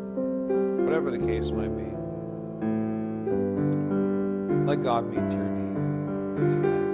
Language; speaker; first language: English; native; English